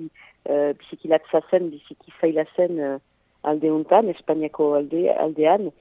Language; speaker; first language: Basque; non-native, local second language; French